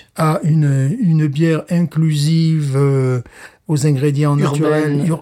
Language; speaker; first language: French; native; French